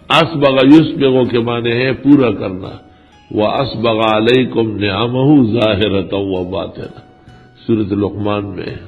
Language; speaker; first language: Urdu; non-native, local second language; Pashto